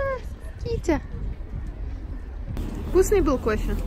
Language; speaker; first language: Russian; native; Russian